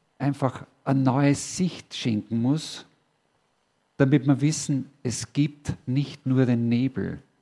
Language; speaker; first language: German; native; German